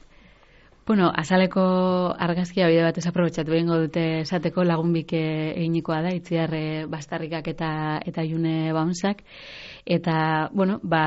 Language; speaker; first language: Basque; native; Basque